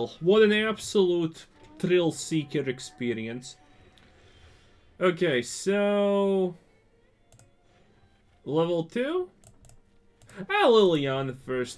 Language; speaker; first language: English; non-native, fluent; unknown